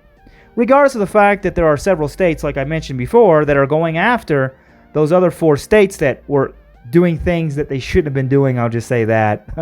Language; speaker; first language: English; native; English